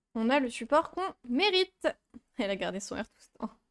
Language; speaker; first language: French; native; French